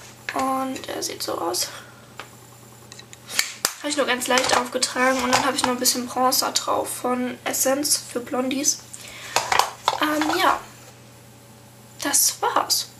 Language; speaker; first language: German; native; German